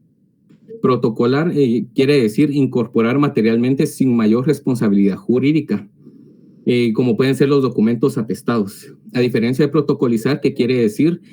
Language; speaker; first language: Spanish; native; Spanish